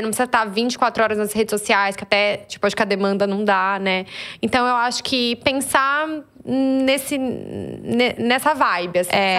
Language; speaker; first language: Portuguese; native; Portuguese